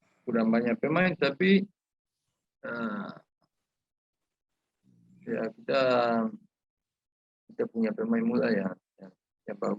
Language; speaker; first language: Indonesian; non-native, fluent; Spanish